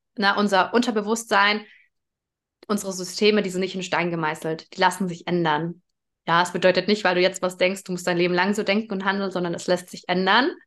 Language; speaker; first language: German; early bilingual, other home language; Russian